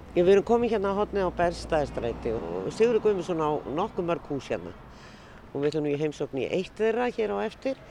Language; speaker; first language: Icelandic; native; Icelandic